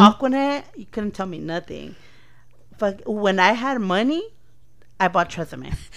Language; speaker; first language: English; early bilingual, other home language; Spanish